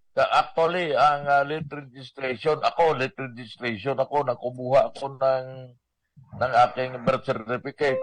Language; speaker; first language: Filipino; native; Filipino